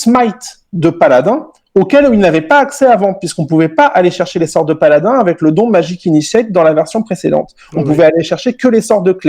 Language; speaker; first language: French; native; French